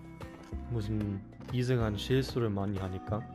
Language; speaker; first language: Korean; non-native, fluent; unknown